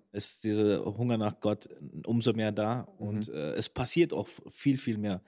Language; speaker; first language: German; native; German